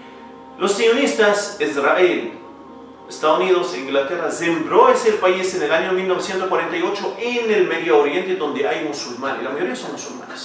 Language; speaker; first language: Spanish; non-native, fluent; Arabic